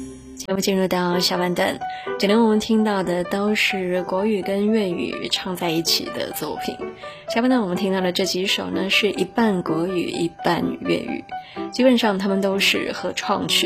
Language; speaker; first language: Chinese; native; Chinese